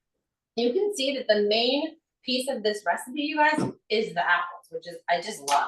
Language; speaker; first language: English; native; English